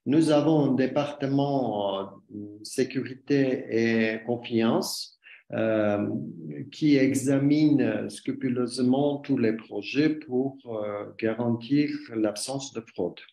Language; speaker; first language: French; non-native, learner; Armenian